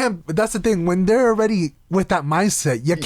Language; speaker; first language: English; native; English